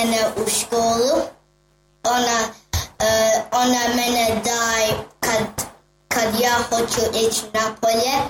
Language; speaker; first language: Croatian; early bilingual, heritage; Bosnian